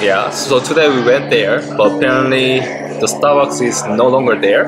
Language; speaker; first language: English; non-native, fluent; Korean